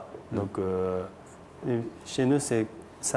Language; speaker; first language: French; non-native, learner; Japanese